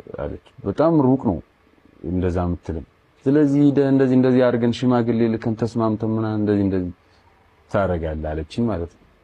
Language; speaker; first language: Amharic; native; Amharic